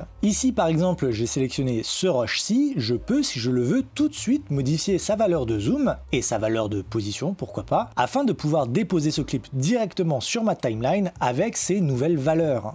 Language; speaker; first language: French; native; French